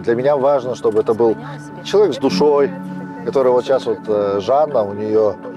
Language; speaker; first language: Russian; native; Russian